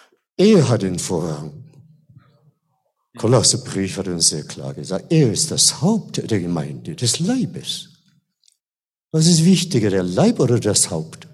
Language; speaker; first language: German; non-native, fluent; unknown